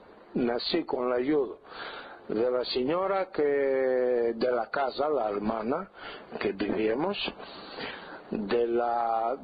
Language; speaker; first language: Spanish; non-native, fluent; Greek